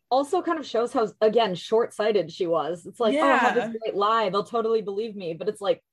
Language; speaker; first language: English; native; English